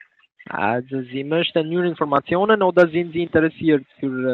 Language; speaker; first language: German; non-native, learner; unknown